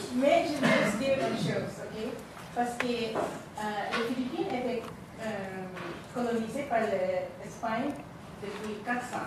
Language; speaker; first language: French; non-native, fluent; Filipino